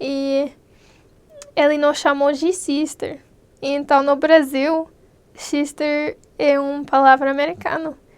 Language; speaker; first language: Portuguese; non-native, fluent; English